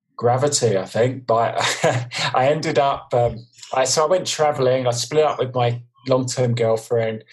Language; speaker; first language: English; native; English